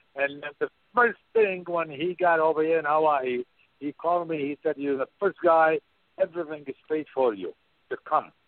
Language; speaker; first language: English; non-native, fluent; Arabic